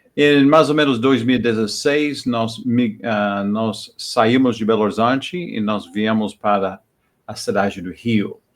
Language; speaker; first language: Portuguese; non-native, fluent; English